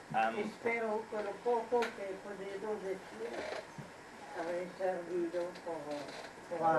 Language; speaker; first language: Spanish; non-native, fluent; French